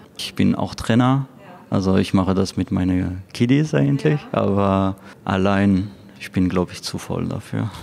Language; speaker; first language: German; non-native, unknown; French